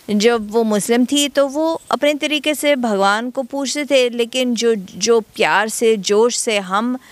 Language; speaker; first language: Hindi; non-native, fluent; English